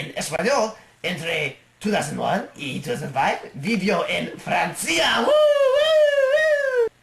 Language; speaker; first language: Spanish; non-native, learner; English